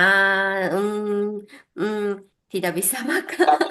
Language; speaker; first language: Indonesian; non-native, learner; Japanese